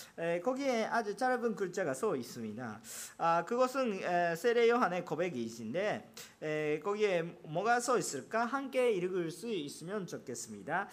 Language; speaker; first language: Korean; non-native, fluent; Japanese